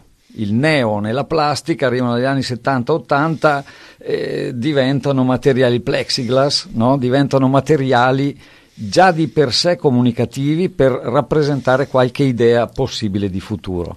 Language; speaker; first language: Italian; native; Italian